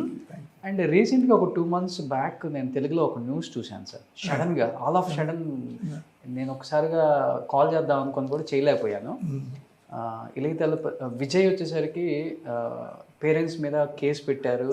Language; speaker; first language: Telugu; native; Telugu